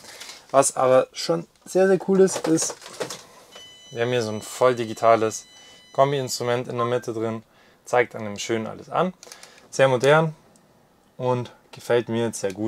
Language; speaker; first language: German; native; German